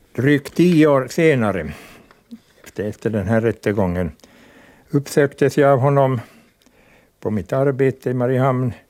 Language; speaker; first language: Swedish; native; Swedish